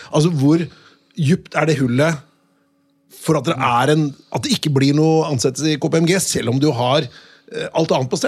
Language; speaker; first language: Norwegian; native; Norwegian